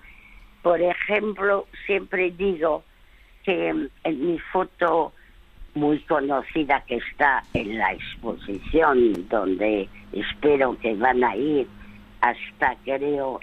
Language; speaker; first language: Spanish; early bilingual, other home language; French